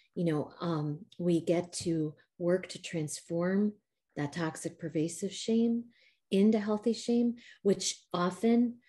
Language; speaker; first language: English; native; English